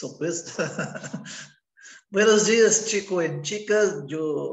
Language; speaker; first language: Spanish; non-native, learner; Portuguese